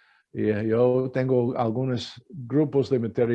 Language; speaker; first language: Spanish; non-native, fluent; English